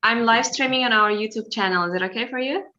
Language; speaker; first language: English; non-native, fluent; Turkish